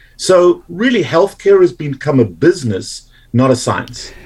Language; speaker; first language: English; native; English